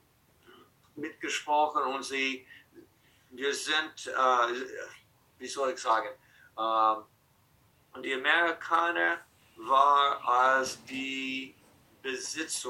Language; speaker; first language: German; non-native, fluent; English